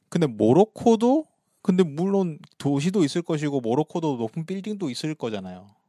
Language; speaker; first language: Korean; native; Korean